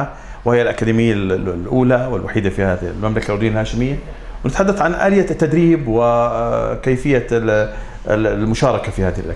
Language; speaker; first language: Arabic; native; Arabic